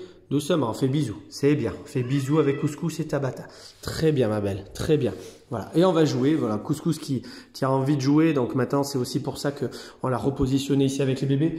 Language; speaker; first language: French; native; French